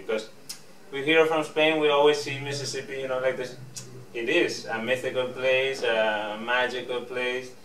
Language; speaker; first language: English; non-native, fluent; Spanish